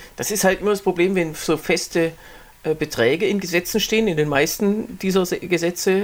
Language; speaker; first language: German; native; German